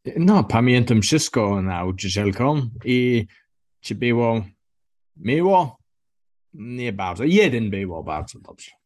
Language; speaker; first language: Polish; non-native, learner; English